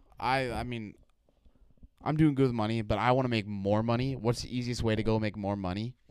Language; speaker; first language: English; native; English